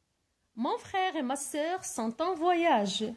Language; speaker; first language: French; non-native, local second language; Arabic